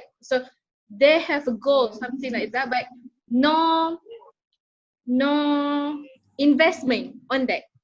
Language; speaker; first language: English; non-native, learner; Malay